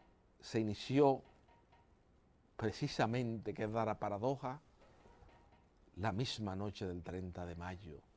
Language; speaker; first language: Spanish; native; Spanish